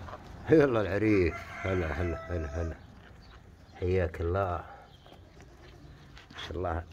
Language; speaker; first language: Arabic; native; Arabic